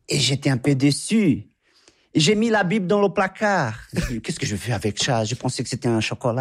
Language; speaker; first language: French; non-native, fluent; Portuguese